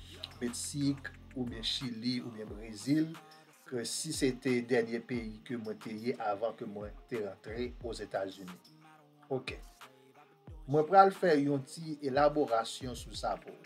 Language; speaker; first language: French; non-native, learner; Haitian Creole